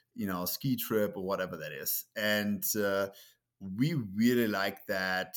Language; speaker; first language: English; non-native, fluent; German